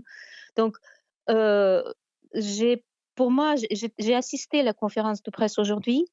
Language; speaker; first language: French; non-native, fluent; Ukrainian